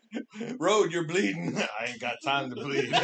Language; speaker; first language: English; native; English